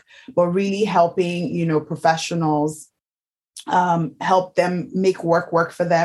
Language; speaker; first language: English; non-native, local second language; Yoruba